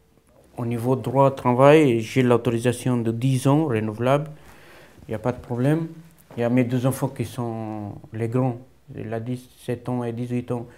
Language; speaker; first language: French; non-native, fluent; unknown